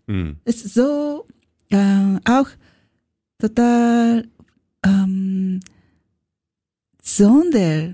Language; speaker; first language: German; non-native, learner; Japanese